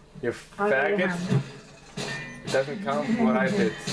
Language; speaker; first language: English; non-native, fluent; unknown